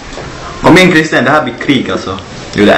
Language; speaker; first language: Swedish; native; Swedish